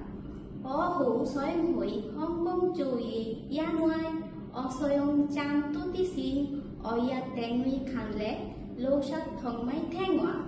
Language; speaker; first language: Cantonese; non-native, learner; Bangla